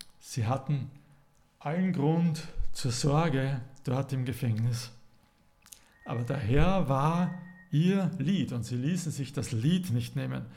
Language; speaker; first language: German; native; German